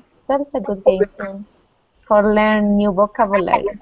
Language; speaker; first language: English; non-native, learner; Spanish